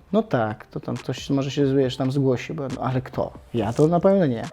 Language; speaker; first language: Polish; non-native, fluent; Chechen